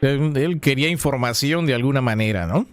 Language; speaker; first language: Spanish; native; Spanish